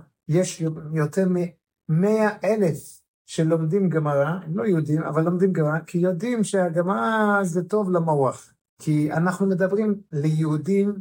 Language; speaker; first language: Hebrew; non-native, fluent; English